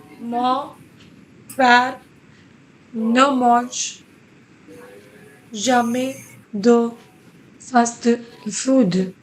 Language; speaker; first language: French; non-native, fluent; Hindi